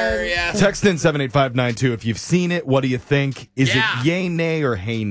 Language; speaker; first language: English; native; English